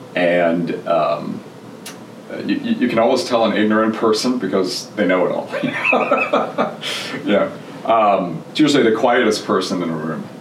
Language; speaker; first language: English; early bilingual, other home language; German